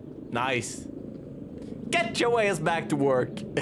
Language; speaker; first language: English; non-native, fluent; Norwegian